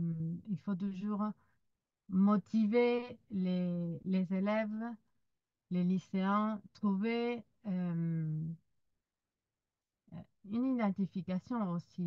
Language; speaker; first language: French; non-native, fluent; Spanish